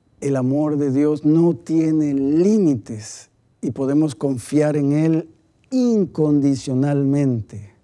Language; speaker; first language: Spanish; native; Spanish